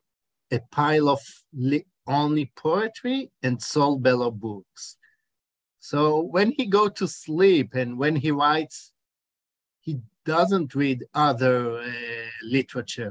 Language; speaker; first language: English; non-native, fluent; Hebrew